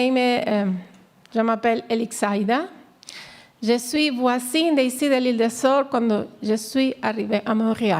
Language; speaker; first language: French; non-native, learner; Spanish